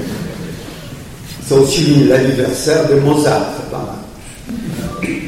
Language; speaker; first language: French; early bilingual, other home language; Polish